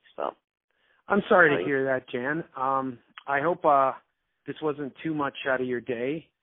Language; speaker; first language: English; native; English